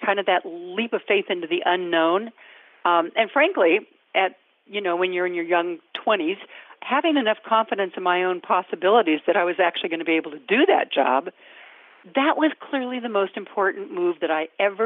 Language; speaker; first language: English; native; English